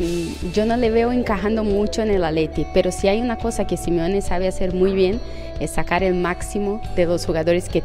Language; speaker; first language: Spanish; native; Spanish